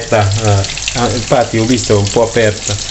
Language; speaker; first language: Italian; non-native, learner; Filipino